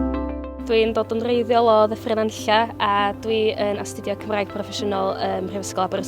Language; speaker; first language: Welsh; native; Welsh